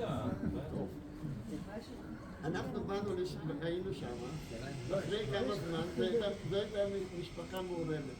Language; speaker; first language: Hebrew; non-native, fluent; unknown